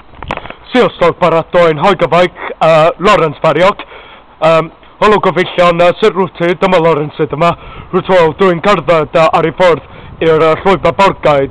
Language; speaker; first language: Welsh; non-native, learner; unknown